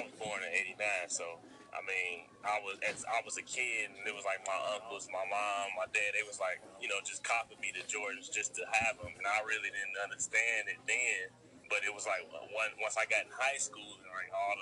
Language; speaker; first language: English; native; English